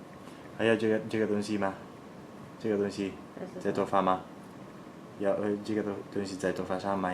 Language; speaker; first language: Chinese; non-native, learner; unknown